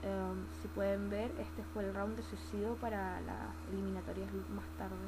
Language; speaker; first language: Spanish; native; Spanish